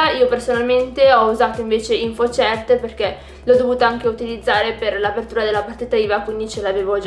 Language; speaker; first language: Italian; native; Italian